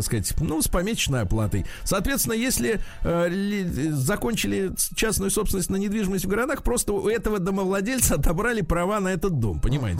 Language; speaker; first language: Russian; native; Russian